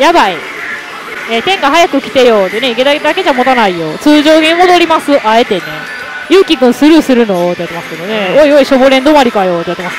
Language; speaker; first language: Japanese; native; Japanese